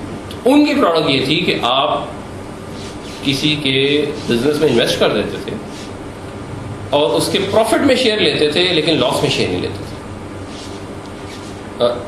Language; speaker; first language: Urdu; native; Urdu